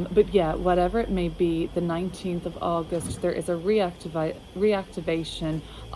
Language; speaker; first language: English; native; English